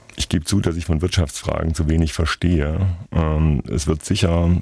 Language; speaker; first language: German; native; German